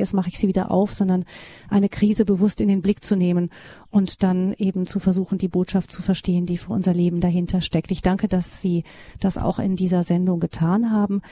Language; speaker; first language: German; native; German